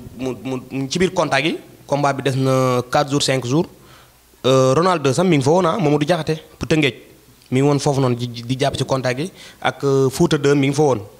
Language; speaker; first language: Wolof; non-native, local second language; Fula